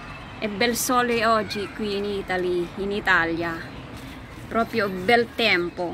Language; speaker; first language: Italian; non-native, learner; Filipino